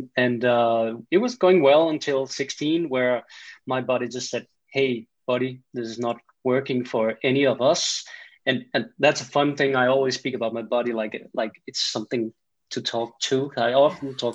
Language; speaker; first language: English; non-native, fluent; Danish